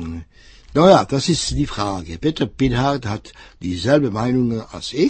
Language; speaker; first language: German; non-native, fluent; Czech